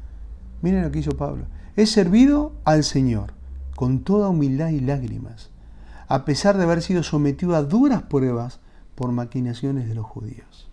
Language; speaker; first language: Spanish; native; Spanish